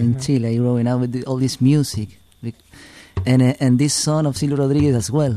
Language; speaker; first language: English; non-native, learner; Spanish